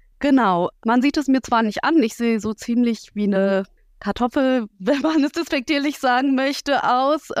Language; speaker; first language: German; early bilingual, other home language; Russian